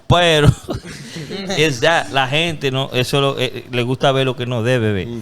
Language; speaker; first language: Spanish; early bilingual, other home language; English